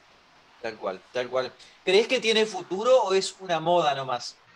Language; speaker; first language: Spanish; native; Spanish